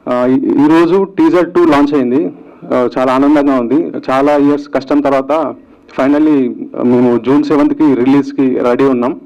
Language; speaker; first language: Telugu; native; Telugu